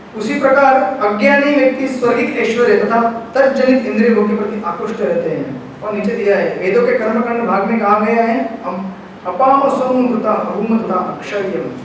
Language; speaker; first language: Hindi; non-native, local second language; Marathi